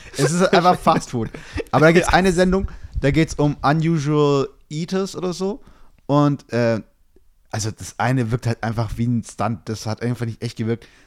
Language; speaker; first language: German; early bilingual, other home language; Turkish